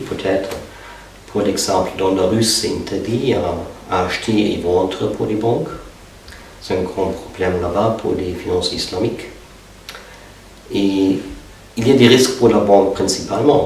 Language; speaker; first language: French; non-native, fluent; German